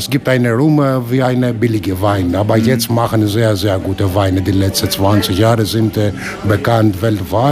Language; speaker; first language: German; non-native, learner; Greek